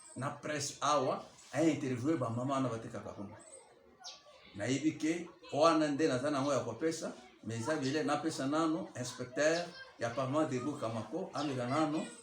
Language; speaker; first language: Lingala; non-native, local second language; Luba-Lulua